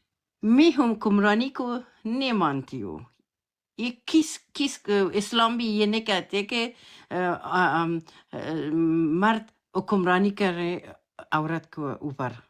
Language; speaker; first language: Hindi; non-native, learner; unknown